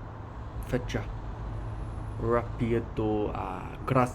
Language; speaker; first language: Spanish; non-native, learner; English